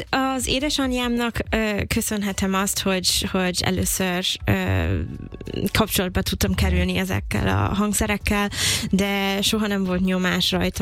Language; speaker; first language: Hungarian; non-native, fluent; English